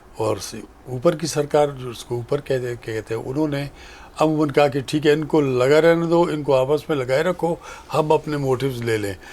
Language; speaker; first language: Urdu; non-native, local second language; Pashto